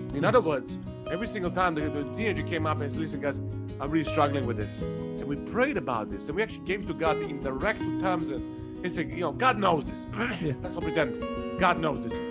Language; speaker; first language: English; non-native, fluent; Serbian